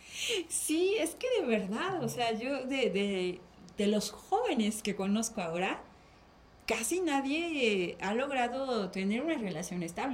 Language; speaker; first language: Spanish; native; Spanish